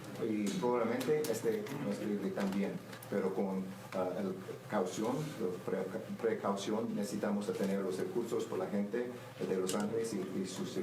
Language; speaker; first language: Spanish; non-native, learner; English